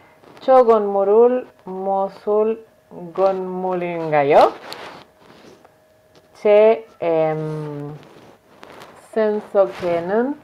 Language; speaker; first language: Korean; non-native, learner; Spanish